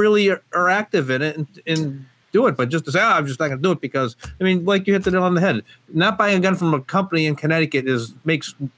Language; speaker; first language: English; native; English